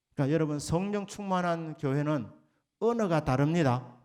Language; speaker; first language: Korean; native; Korean